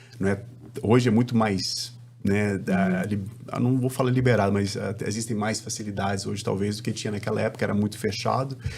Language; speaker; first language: Portuguese; native; Portuguese